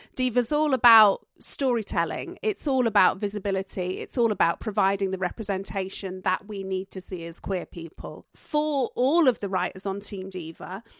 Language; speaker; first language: English; native; English